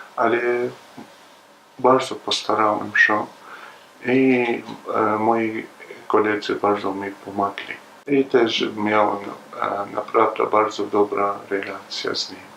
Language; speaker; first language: Polish; non-native, learner; Arabic